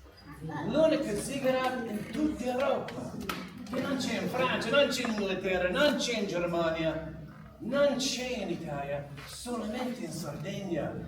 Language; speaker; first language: Italian; non-native, learner; English